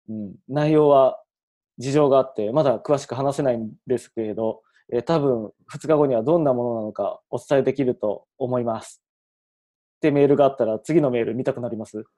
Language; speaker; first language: Japanese; native; Japanese